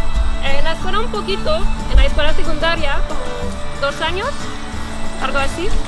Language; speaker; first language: Spanish; non-native, learner; French